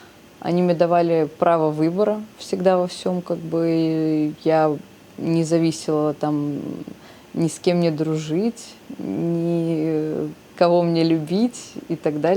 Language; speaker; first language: Russian; native; Russian